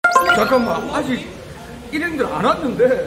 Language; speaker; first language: Korean; native; Korean